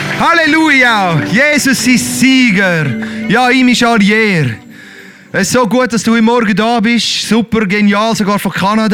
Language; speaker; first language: German; native; German